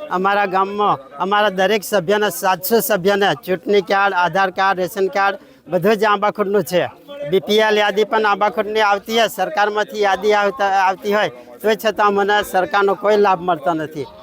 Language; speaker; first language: Gujarati; native; Gujarati